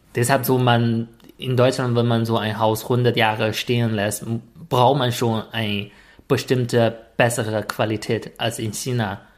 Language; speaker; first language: German; non-native, fluent; Chinese